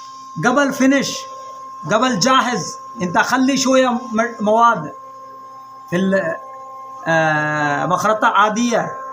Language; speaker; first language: Arabic; non-native, learner; Punjabi